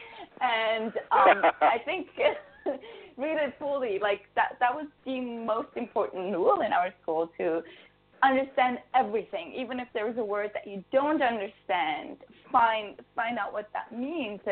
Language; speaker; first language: English; non-native, fluent; Swiss German